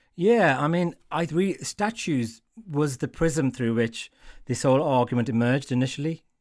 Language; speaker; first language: English; native; English